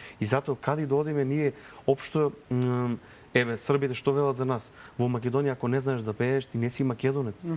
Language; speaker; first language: Macedonian; native; Macedonian